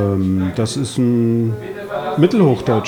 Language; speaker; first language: German; native; German